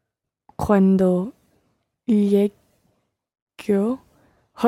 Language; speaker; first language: Spanish; non-native, learner; English